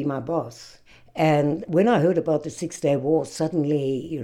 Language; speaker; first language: English; native; English